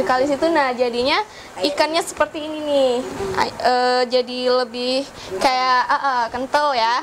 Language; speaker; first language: Indonesian; native; Indonesian